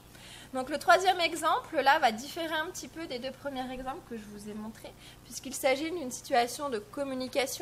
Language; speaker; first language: French; native; French